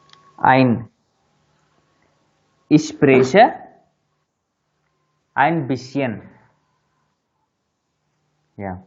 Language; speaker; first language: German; non-native, fluent; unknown